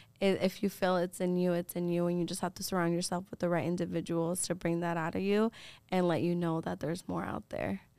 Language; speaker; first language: English; early bilingual, other home language; Spanish